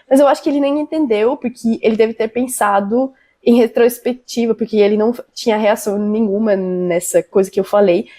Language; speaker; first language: Portuguese; non-native, fluent; German